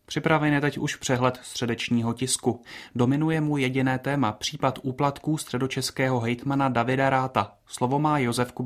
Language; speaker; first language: Czech; native; Czech